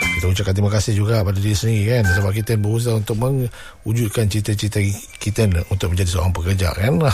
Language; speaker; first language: Malay; non-native, local second language; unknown